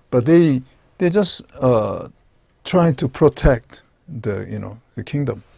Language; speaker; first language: English; non-native, learner; Korean